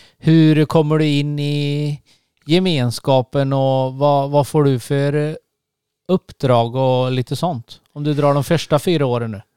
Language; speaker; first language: Swedish; native; Swedish